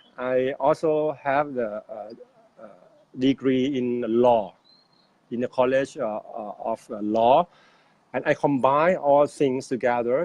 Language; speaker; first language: English; non-native, fluent; Thai